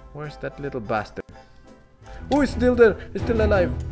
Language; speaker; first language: English; non-native, local second language; Filipino